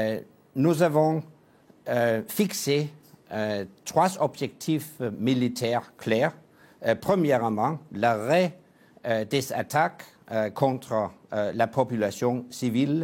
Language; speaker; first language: French; non-native, fluent; Danish